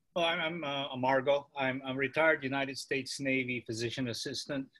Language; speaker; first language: English; non-native, fluent; Korean